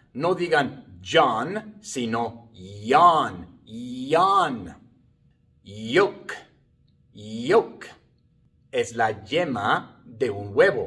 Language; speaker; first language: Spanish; non-native, fluent; English